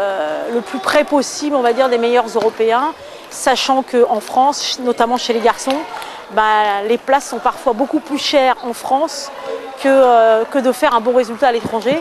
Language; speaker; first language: French; native; French